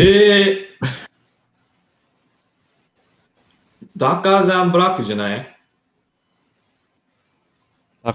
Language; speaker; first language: Japanese; non-native, learner; English